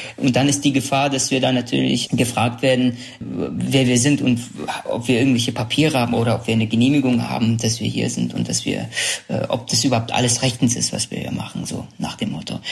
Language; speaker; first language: German; early bilingual, other home language; Central Kurdish